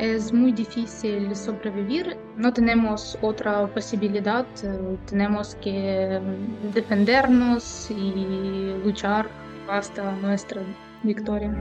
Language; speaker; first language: Spanish; non-native, fluent; Ukrainian